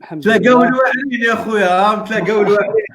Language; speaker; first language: Arabic; native; Arabic